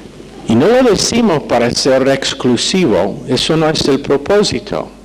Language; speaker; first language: Spanish; non-native, fluent; English